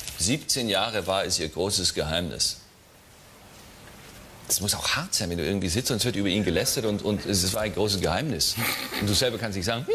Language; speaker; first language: German; native; German